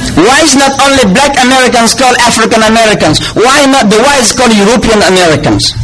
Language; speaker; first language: English; non-native, fluent; Indonesian